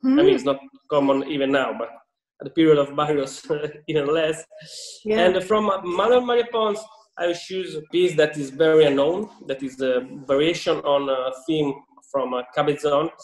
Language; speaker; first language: English; non-native, fluent; Italian